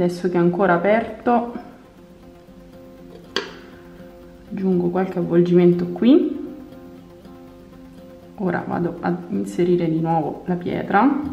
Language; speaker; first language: Italian; native; Italian